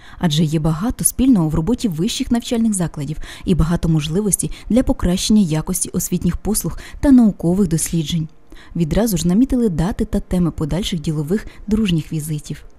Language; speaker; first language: Ukrainian; native; Ukrainian